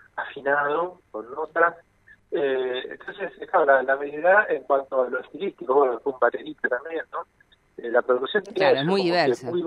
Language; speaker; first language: Spanish; native; Spanish